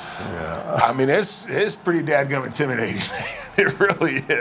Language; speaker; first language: English; native; English